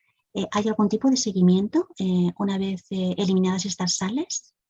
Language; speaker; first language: Spanish; native; Spanish